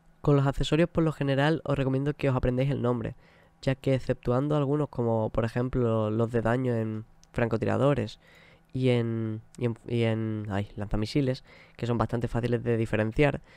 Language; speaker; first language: Spanish; native; Spanish